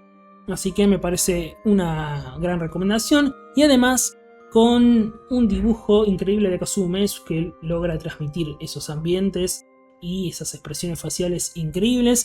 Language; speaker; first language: Spanish; native; Spanish